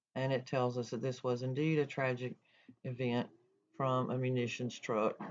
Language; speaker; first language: English; native; English